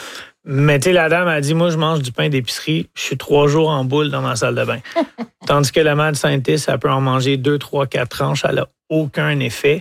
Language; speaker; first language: French; native; French